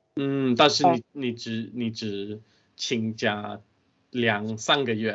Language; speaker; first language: Chinese; non-native, fluent; English